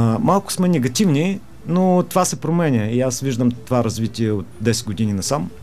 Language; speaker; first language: Bulgarian; early bilingual, heritage; Bulgarian